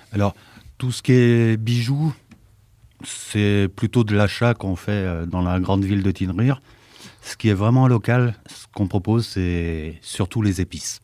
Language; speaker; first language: French; native; French